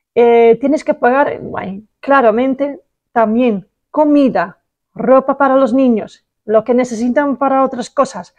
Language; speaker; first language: Spanish; non-native, learner; Dutch